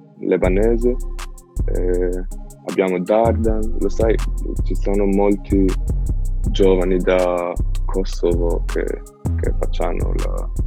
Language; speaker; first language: Italian; non-native, learner; Albanian